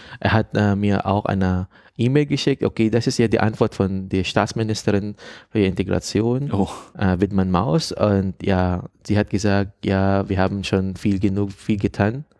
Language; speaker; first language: German; non-native, fluent; Filipino